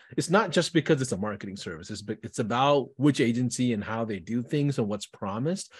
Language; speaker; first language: English; native; English